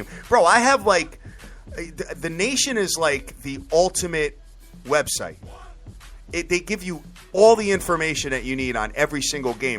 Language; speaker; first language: English; native; English